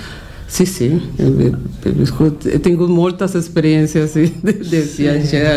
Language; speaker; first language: Spanish; non-native, local second language; Catalan